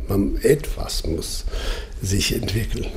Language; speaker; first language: German; non-native, learner; English